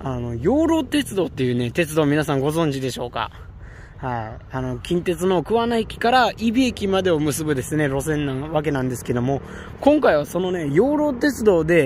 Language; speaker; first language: Japanese; native; Japanese